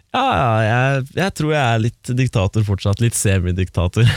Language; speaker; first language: Norwegian; native; Norwegian